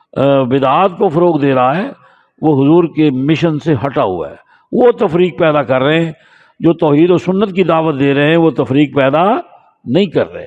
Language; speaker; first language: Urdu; non-native, local second language; Punjabi